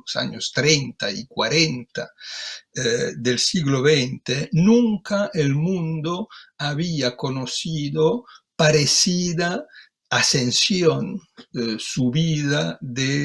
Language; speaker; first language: Spanish; non-native, fluent; Italian